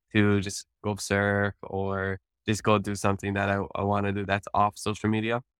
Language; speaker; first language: English; early bilingual, other home language; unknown